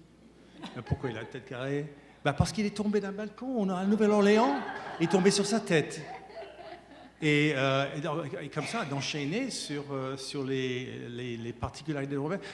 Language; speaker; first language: French; native; French